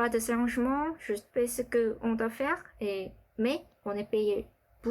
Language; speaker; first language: French; non-native, learner; Korean